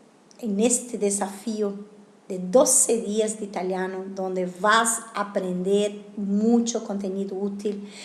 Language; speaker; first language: Spanish; non-native, fluent; Italian